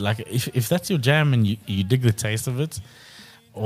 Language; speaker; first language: English; native; English